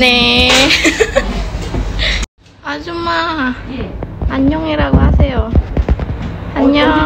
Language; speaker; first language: Korean; non-native, learner; Indonesian